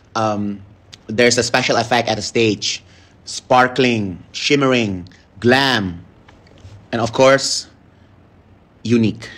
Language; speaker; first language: English; non-native, learner; Indonesian